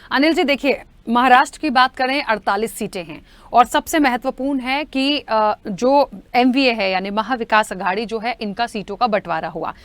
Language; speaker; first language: Hindi; native; Hindi